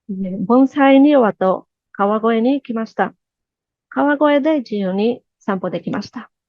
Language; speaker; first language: Japanese; non-native, learner; Spanish